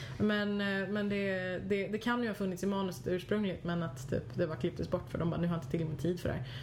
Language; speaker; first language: Swedish; native; Swedish